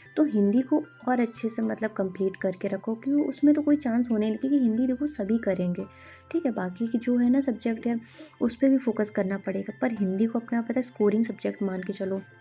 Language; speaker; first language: Hindi; native; Hindi